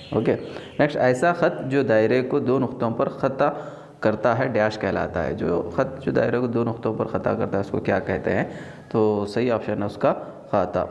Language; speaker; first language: Hindi; non-native, local second language; Urdu